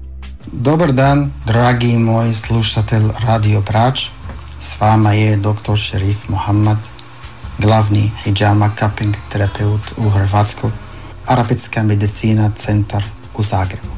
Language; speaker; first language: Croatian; non-native, fluent; Arabic